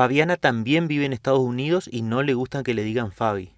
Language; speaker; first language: Spanish; native; Spanish